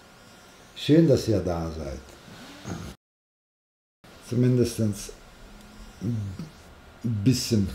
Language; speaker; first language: German; non-native, fluent; Italian